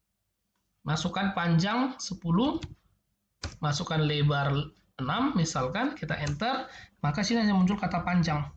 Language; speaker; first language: Indonesian; native; Indonesian